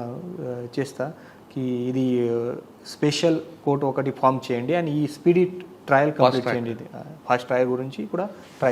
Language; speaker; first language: Telugu; non-native, fluent; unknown